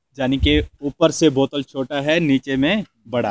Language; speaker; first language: Hindi; native; Hindi